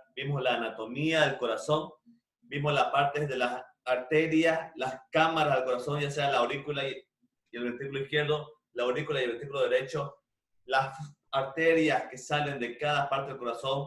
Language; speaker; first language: Spanish; native; Spanish